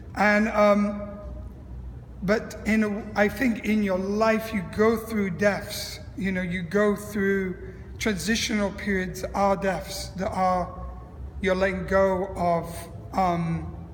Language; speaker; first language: English; native; English